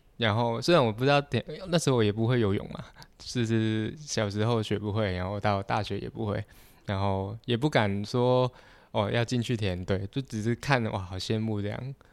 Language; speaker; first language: Chinese; non-native, local second language; Cantonese